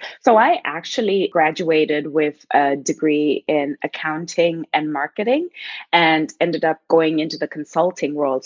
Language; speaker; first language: English; non-native, local second language; Shona